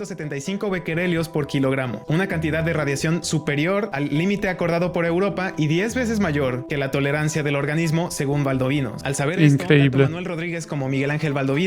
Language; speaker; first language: Spanish; native; Spanish